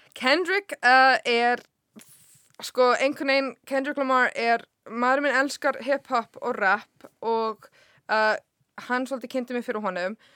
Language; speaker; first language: Icelandic; non-native, fluent; English